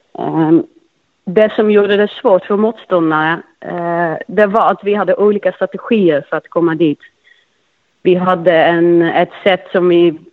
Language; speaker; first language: Swedish; non-native, fluent; Dutch